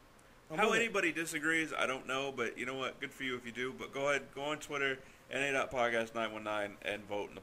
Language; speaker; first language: English; native; English